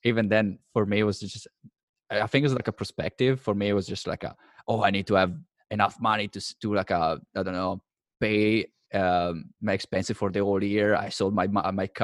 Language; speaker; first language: English; non-native, fluent; Italian